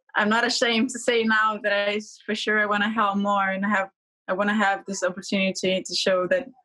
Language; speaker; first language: English; non-native, fluent; Portuguese